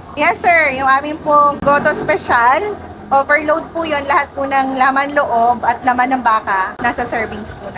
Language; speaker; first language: Filipino; native; Filipino